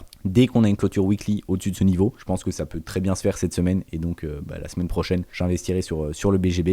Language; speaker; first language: French; native; French